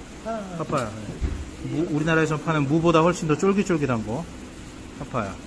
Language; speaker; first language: Korean; native; Korean